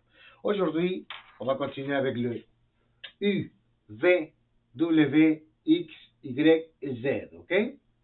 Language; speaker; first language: French; non-native, fluent; Spanish